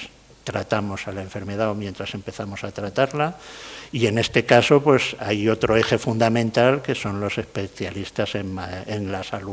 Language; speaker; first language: Spanish; native; Spanish